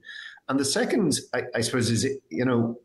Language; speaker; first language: English; native; English